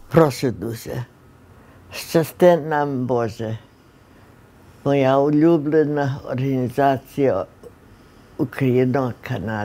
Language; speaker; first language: Ukrainian; early bilingual, heritage; Ukrainian